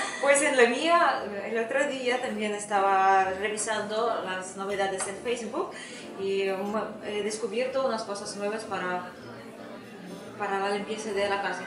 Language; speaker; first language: Spanish; non-native, fluent; Russian